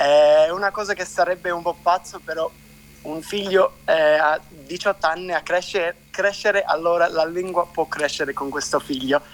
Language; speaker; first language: Italian; non-native, fluent; English